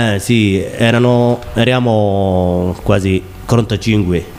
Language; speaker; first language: Italian; non-native, learner; Somali